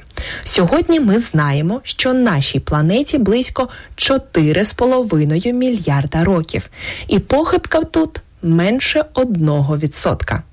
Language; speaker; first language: Ukrainian; native; Ukrainian